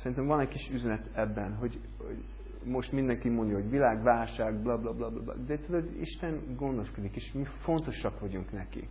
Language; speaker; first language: Hungarian; non-native, learner; English